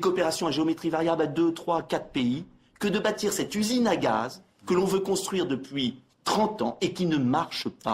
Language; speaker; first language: French; native; French